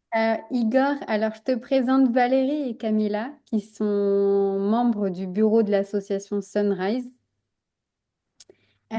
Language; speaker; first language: French; native; French